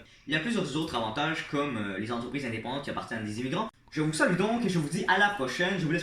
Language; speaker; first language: French; native; French